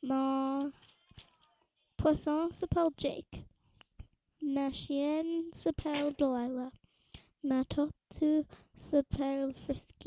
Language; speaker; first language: French; non-native, learner; English